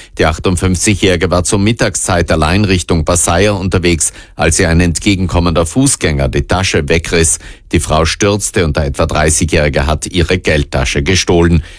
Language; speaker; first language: German; native; German